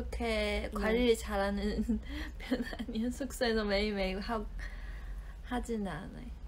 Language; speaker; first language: Korean; non-native, fluent; Chinese